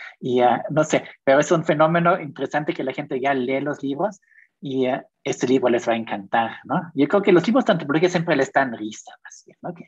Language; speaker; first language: Spanish; non-native, fluent; German